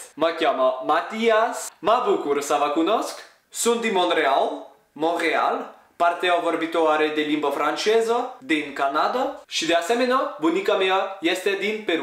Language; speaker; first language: Romanian; non-native, learner; French